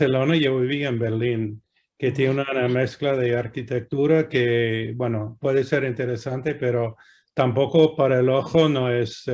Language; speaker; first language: Spanish; non-native, fluent; English